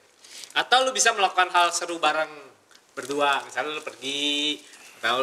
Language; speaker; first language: Indonesian; native; Indonesian